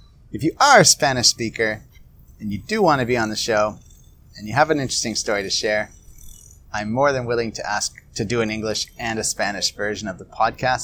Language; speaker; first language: English; native; English